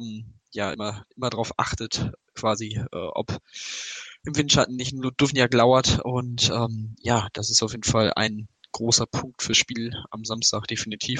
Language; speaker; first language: German; native; German